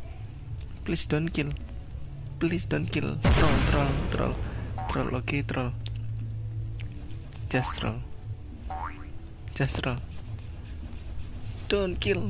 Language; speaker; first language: English; non-native, learner; Indonesian